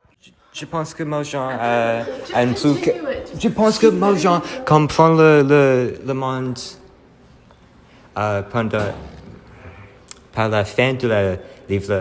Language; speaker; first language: French; non-native, learner; English